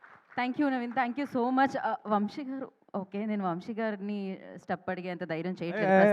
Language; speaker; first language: Telugu; native; Telugu